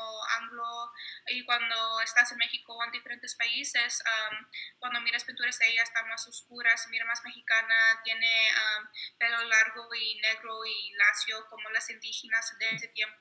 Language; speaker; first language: Spanish; early bilingual, heritage; Spanish